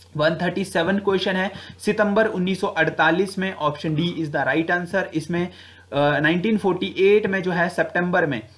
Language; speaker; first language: Hindi; native; Hindi